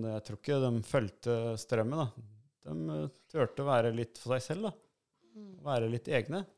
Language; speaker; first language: Norwegian; early bilingual, other home language; Albanian